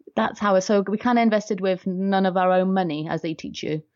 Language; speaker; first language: English; non-native, fluent; Polish